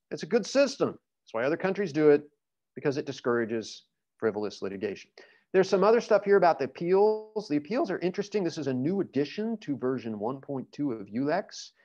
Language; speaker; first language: English; native; English